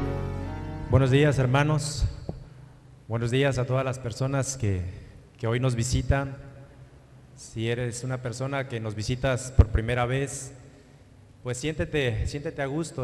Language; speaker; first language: Spanish; native; Spanish